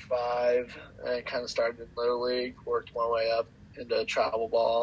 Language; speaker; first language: English; native; English